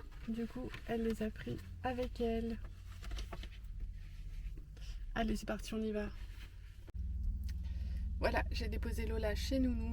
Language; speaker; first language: French; native; French